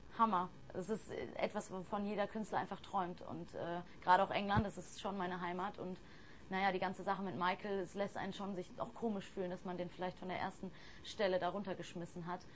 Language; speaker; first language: German; early bilingual, other home language; English